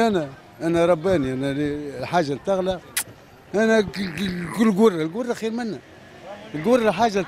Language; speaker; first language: Arabic; native; Arabic